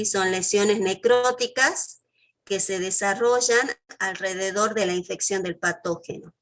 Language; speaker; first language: Spanish; native; Spanish